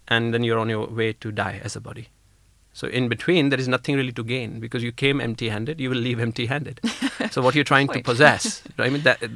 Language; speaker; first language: English; non-native, local second language; Hindi